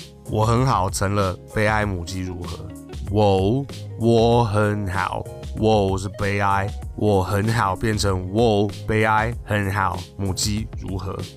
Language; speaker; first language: Chinese; native; Chinese